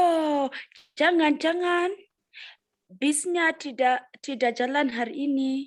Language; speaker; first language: Indonesian; non-native, learner; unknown